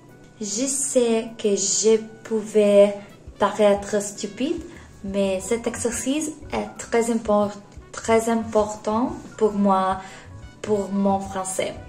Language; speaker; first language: French; non-native, learner; Polish